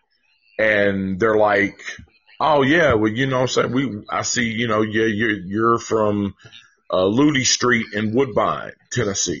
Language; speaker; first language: English; native; English